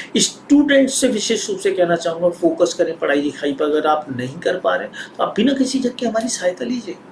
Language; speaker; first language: Hindi; native; Hindi